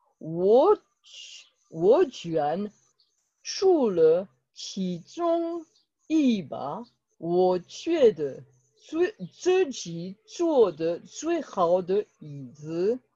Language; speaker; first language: Chinese; non-native, learner; French